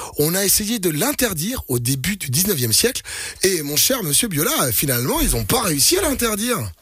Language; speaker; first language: French; native; French